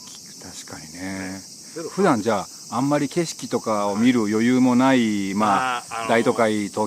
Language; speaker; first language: Japanese; native; Japanese